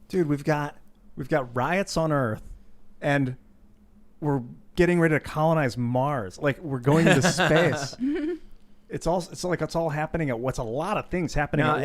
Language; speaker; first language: English; native; English